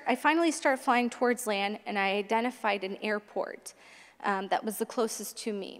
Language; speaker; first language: English; native; English